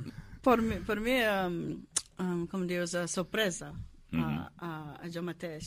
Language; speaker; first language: Catalan; non-native, learner; English